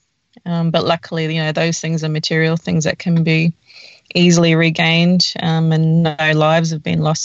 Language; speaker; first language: English; native; English